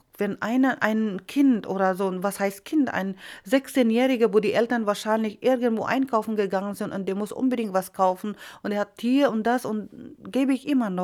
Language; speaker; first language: German; non-native, fluent; Iloko